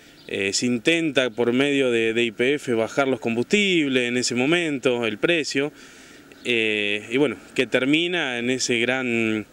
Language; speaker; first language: Spanish; native; Spanish